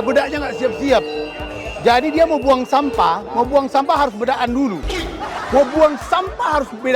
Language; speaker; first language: Indonesian; native; Indonesian